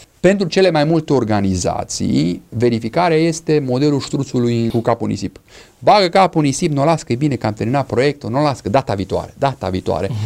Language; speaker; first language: Romanian; non-native, fluent; English